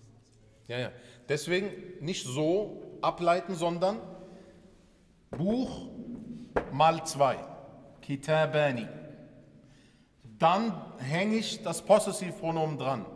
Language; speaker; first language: German; early bilingual, other home language; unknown